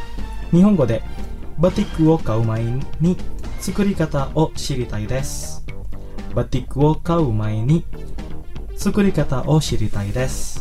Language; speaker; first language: Japanese; non-native, fluent; Indonesian